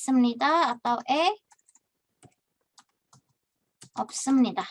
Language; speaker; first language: Korean; non-native, fluent; Indonesian